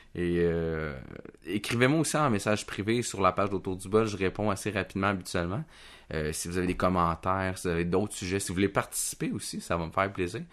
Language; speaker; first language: French; native; French